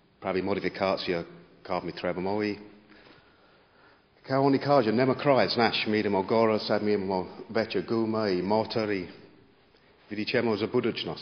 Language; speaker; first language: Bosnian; non-native, learner; English